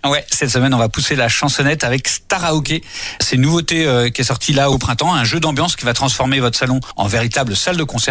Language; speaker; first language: French; native; French